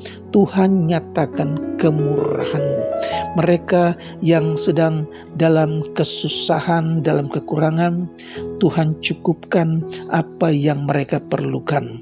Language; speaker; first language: Indonesian; native; Indonesian